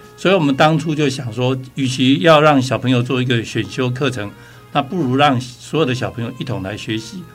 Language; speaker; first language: Chinese; native; Chinese